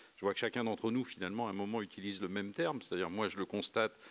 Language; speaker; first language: French; native; French